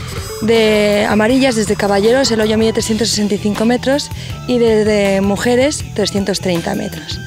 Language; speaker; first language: Spanish; native; Spanish